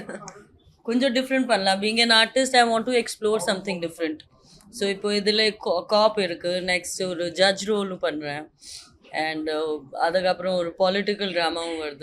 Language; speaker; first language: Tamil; non-native, fluent; Hindi